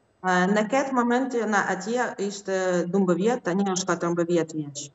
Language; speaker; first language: Albanian; non-native, learner; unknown